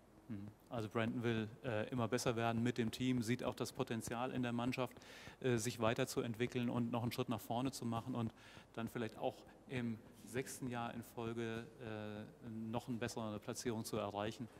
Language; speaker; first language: German; native; German